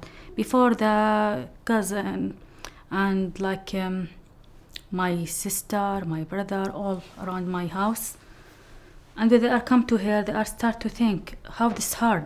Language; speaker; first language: English; non-native, learner; Arabic